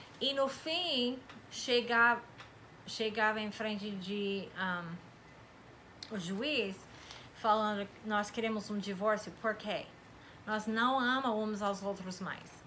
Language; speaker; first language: Portuguese; non-native, fluent; English